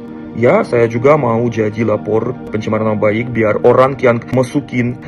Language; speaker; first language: Indonesian; non-native, fluent; Russian